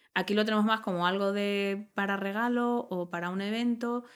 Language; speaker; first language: Spanish; native; Spanish